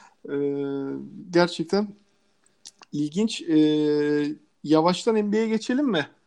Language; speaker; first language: Turkish; native; Turkish